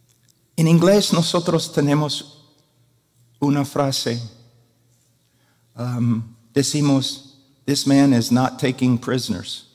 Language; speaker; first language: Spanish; non-native, fluent; English